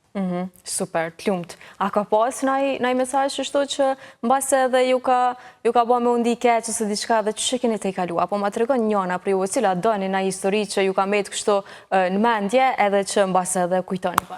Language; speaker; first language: Albanian; native; Albanian